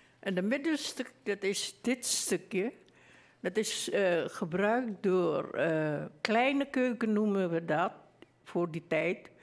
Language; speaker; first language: Dutch; early bilingual, other home language; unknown